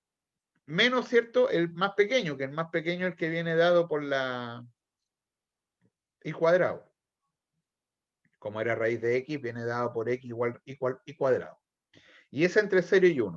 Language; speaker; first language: Spanish; native; Spanish